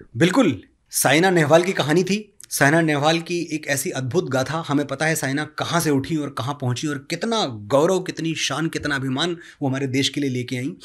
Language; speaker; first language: Hindi; native; Hindi